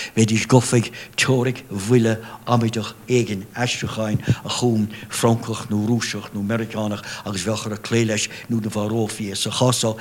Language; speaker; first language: Irish; non-native, local second language; English